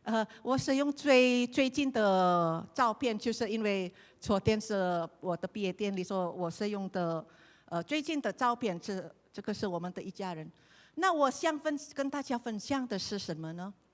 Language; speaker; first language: Chinese; non-native, learner; Indonesian